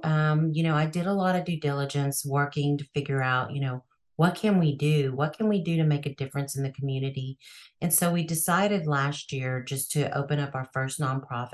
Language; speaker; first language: English; native; English